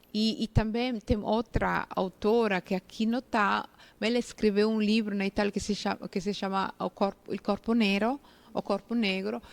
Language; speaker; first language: Portuguese; non-native, fluent; Italian